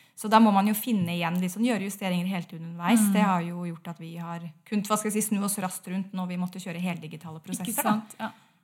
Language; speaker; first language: Norwegian; native; Norwegian